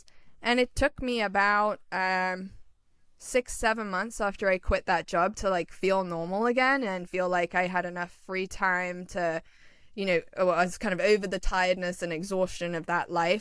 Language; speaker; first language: English; native; English